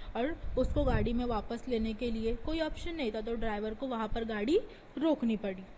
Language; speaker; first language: Hindi; non-native, local second language; Marathi